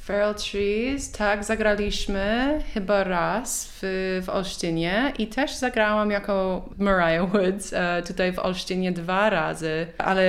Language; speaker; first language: Polish; non-native, learner; English